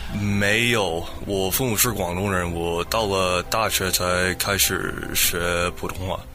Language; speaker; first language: Chinese; early bilingual, heritage; Cantonese